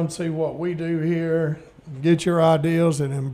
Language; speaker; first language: English; native; English